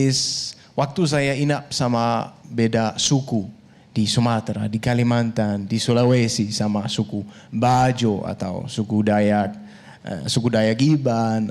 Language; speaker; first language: Indonesian; non-native, fluent; Danish